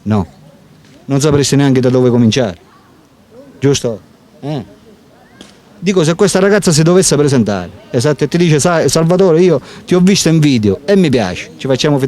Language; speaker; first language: Italian; native; Italian